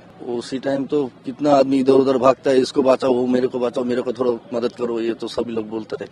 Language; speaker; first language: Hindi; non-native, local second language; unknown